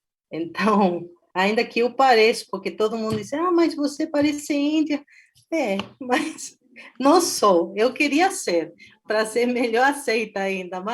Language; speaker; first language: Portuguese; non-native, fluent; Spanish